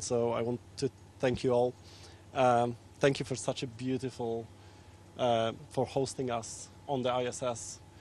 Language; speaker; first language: English; non-native, fluent; Polish